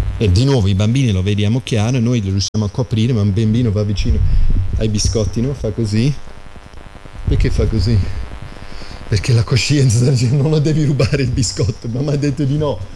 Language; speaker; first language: Italian; non-native, fluent; English